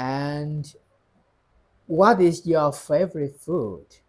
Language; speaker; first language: English; non-native, fluent; Vietnamese